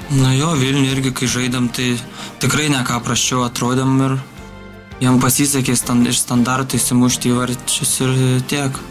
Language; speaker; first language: Lithuanian; native; Lithuanian